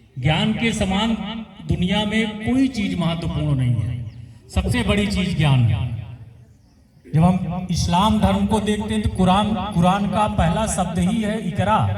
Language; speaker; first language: Hindi; native; Hindi